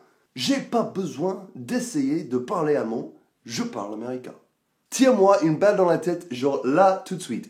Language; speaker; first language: French; non-native, fluent; English